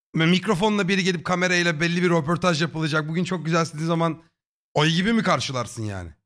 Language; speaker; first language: Turkish; native; Turkish